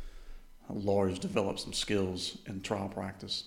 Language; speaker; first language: English; native; English